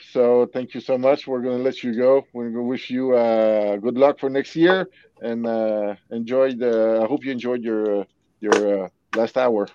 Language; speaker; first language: English; non-native, local second language; French